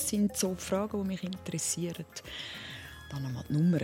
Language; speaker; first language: German; native; German